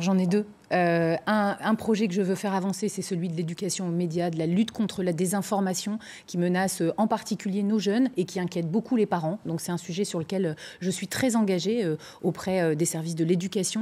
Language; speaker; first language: French; native; French